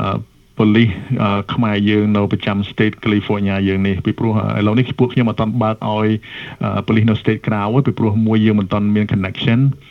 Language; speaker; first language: Khmer; early bilingual, other home language; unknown